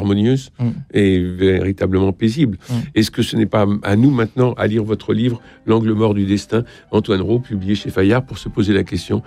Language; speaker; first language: French; native; French